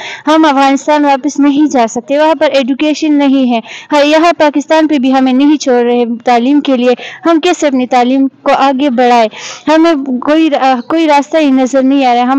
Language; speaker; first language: Hindi; non-native, fluent; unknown